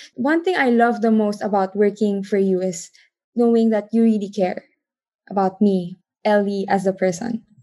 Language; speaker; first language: English; non-native, local second language; Filipino